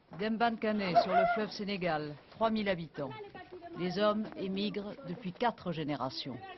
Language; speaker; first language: French; native; French